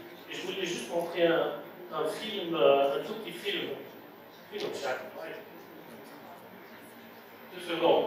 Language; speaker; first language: French; non-native, local second language; Arabic